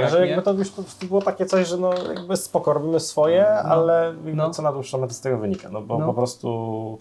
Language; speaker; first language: Polish; native; Polish